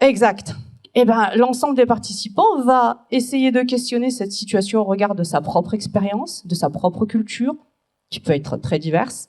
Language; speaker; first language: French; native; French